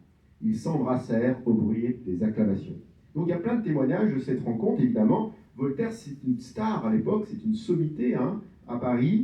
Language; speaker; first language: French; native; French